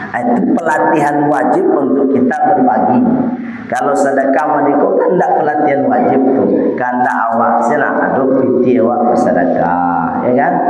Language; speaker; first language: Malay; non-native, local second language; Minangkabau